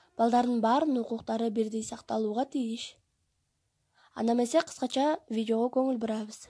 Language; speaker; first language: Kyrgyz; native; Kyrgyz